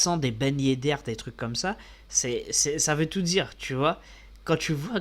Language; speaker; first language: French; native; French